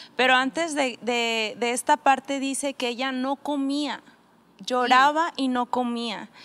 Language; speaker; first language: Spanish; native; Spanish